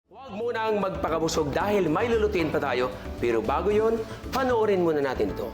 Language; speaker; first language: Filipino; native; Filipino